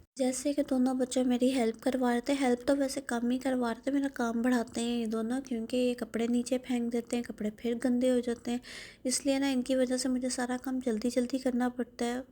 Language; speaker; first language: Urdu; native; Urdu